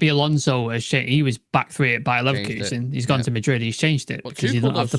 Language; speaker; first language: English; native; English